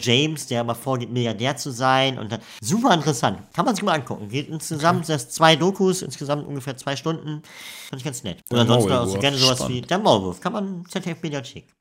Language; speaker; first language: German; native; German